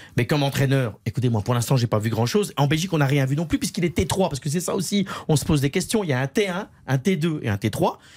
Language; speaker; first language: French; native; French